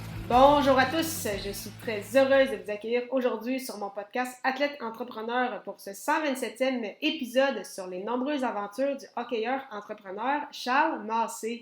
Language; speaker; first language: French; native; French